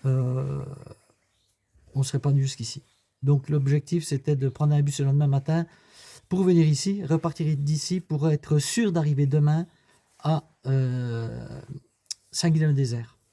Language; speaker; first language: French; native; French